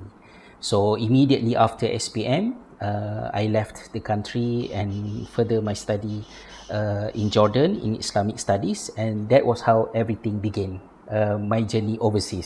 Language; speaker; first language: English; non-native, local second language; Malay